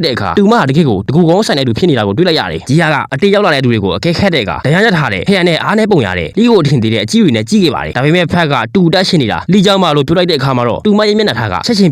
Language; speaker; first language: Burmese; native; Burmese